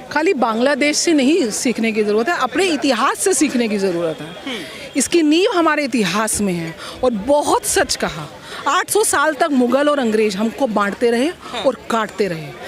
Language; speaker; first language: Hindi; native; Hindi